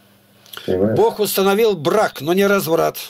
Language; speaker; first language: Russian; native; Russian